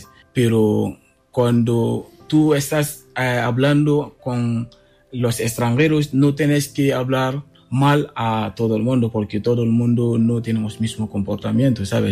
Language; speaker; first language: Spanish; non-native, learner; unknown